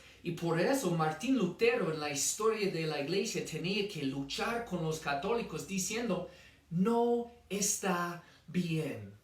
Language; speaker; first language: Spanish; non-native, fluent; English